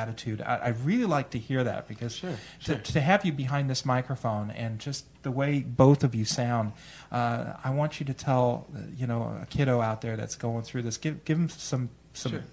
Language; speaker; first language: English; early bilingual, other home language; Italian